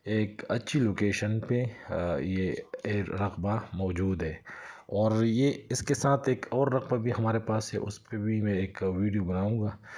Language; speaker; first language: Urdu; non-native, local second language; Punjabi